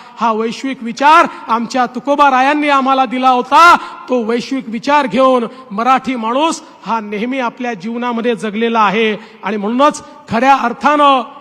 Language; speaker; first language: Marathi; native; Marathi